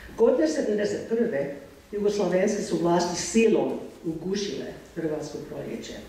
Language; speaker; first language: Croatian; non-native, fluent; English